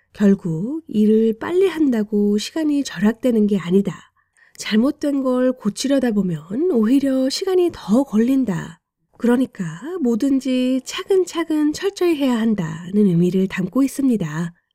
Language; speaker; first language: Korean; early bilingual, heritage; Korean